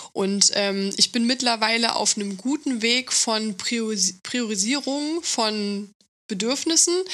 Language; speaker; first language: German; native; German